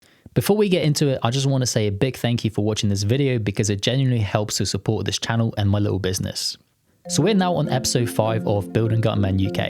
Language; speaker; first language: English; native; English